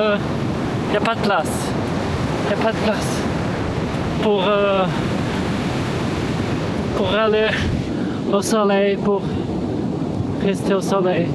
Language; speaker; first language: French; non-native, fluent; Portuguese